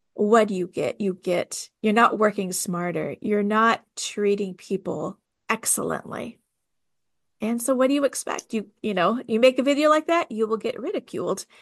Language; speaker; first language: English; native; English